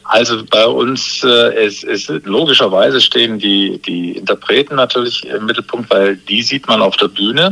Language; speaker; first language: German; native; German